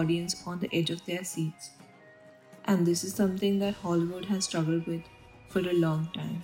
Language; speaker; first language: English; non-native, local second language; Hindi